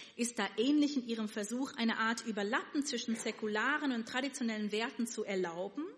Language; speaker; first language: German; non-native, fluent; Yiddish